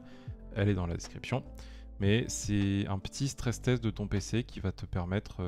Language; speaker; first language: French; native; French